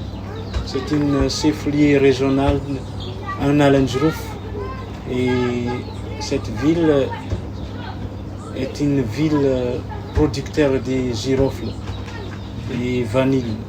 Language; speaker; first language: French; non-native, local second language; Malagasy